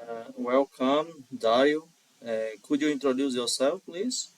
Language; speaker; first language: English; non-native, learner; Portuguese